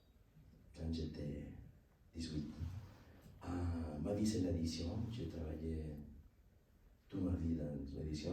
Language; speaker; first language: French; non-native, learner; Spanish